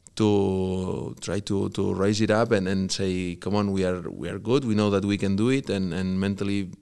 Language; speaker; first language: English; non-native, fluent; Spanish